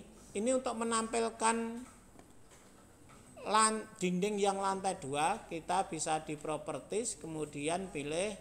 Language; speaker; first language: Indonesian; native; Indonesian